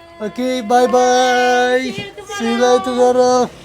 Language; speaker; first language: English; non-native, learner; Turkish